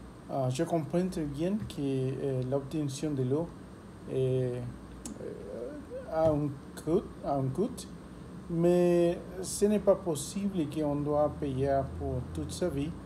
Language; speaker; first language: French; non-native, learner; Spanish